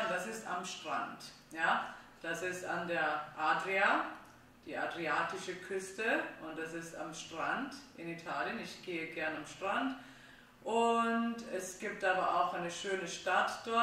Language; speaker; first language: German; non-native, fluent; Italian